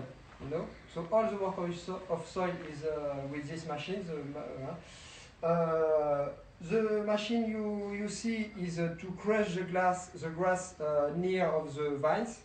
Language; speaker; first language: English; non-native, learner; French